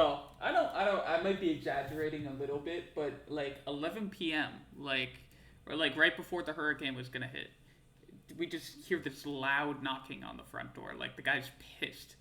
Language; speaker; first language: English; native; English